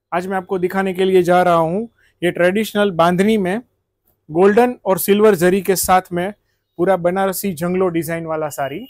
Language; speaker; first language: Hindi; non-native, local second language; Gujarati